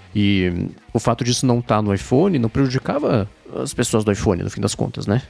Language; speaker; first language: Portuguese; native; Portuguese